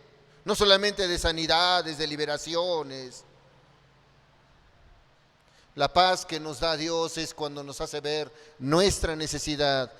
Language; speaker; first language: Spanish; native; Spanish